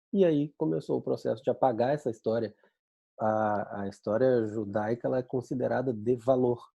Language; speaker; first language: Portuguese; native; Portuguese